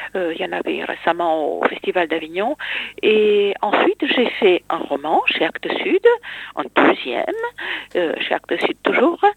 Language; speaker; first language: French; non-native, fluent; Romanian